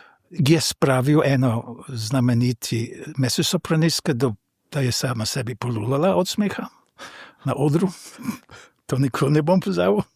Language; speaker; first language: Slovenian; non-native, fluent; English